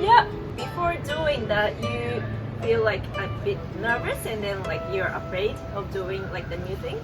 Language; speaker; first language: English; non-native, learner; Japanese